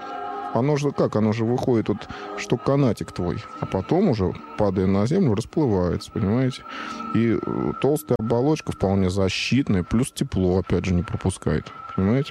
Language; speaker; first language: Russian; native; Russian